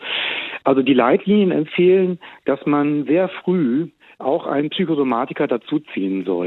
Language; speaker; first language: German; native; German